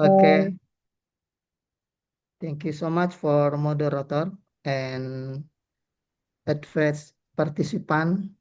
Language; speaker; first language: English; non-native, learner; Indonesian